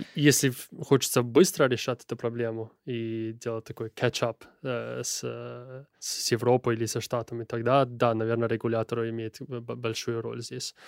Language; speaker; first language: Russian; non-native, fluent; Italian